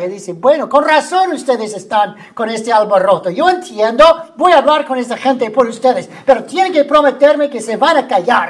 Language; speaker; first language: Spanish; non-native, fluent; English